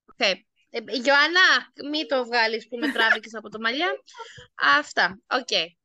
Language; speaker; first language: Greek; native; Greek